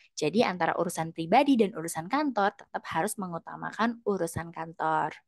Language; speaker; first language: Indonesian; native; Indonesian